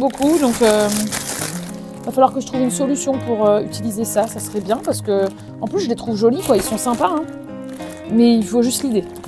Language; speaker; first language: French; native; French